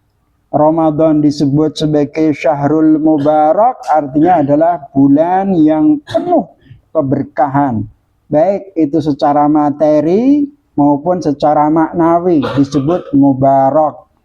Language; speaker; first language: Indonesian; native; Indonesian